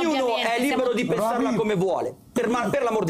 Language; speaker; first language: Italian; native; Italian